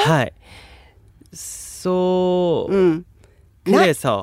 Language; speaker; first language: Japanese; non-native, learner; Korean